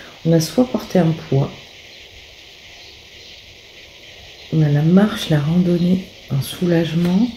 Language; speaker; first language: French; native; French